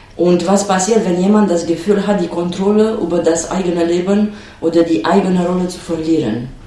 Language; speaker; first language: German; non-native, fluent; Romanian